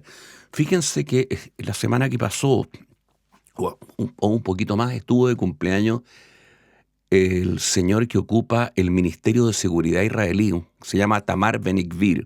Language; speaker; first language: Spanish; native; Spanish